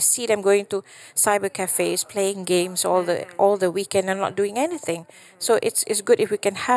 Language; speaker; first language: English; non-native, local second language; Malay